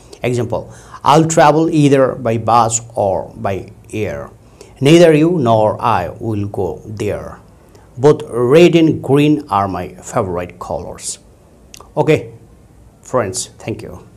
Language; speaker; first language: English; non-native, local second language; Bangla